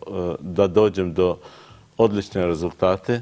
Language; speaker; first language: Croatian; non-native, learner; Arabic